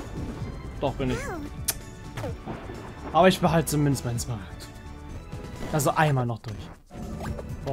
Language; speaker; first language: German; native; German